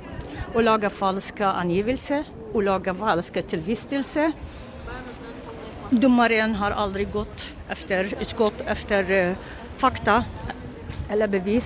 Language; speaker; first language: Swedish; non-native, local second language; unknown